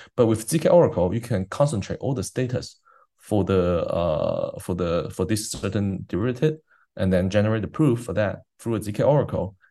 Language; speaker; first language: English; non-native, fluent; Chinese